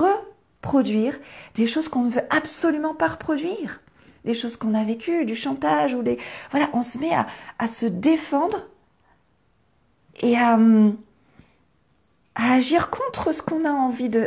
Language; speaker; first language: French; native; French